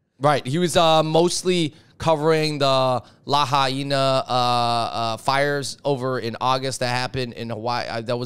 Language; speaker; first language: English; native; English